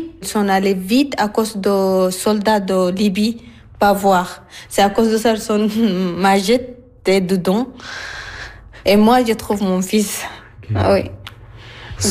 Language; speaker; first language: French; non-native, learner; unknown